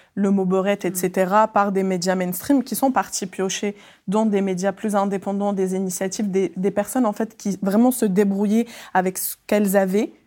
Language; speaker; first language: French; early bilingual, other home language; Arabic